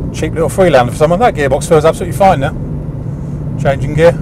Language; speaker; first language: English; native; English